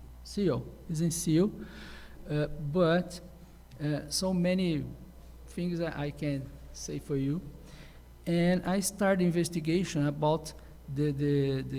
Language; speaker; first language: English; non-native, learner; Portuguese